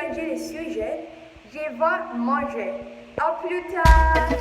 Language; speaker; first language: French; non-native, learner; English